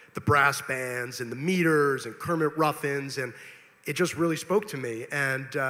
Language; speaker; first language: English; native; English